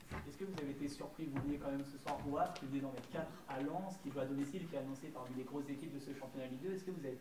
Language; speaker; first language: French; native; French